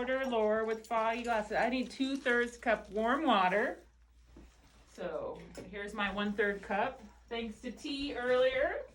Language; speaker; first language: English; native; English